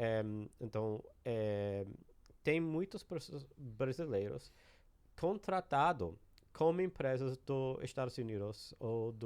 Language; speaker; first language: Portuguese; non-native, learner; English